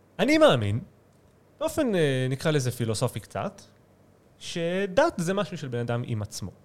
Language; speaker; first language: Hebrew; native; Hebrew